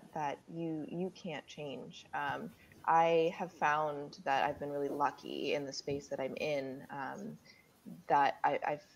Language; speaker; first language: English; native; English